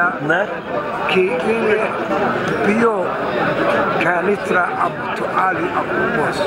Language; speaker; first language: Greek; non-native, learner; Somali